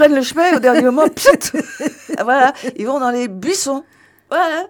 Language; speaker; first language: French; native; French